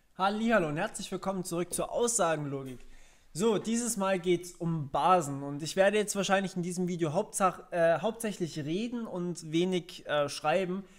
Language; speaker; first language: German; native; German